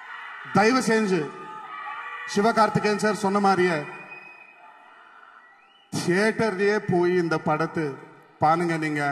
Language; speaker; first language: Tamil; non-native, fluent; Telugu